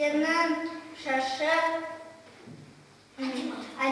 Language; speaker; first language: Kazakh; non-native, local second language; Russian